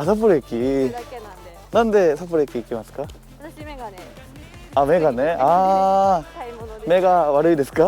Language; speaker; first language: Japanese; non-native, learner; Korean